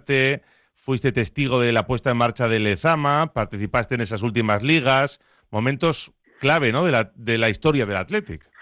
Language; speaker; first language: Spanish; native; Spanish